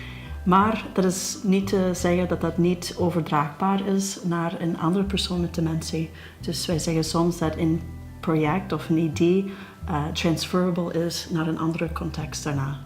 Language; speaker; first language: Dutch; non-native, fluent; English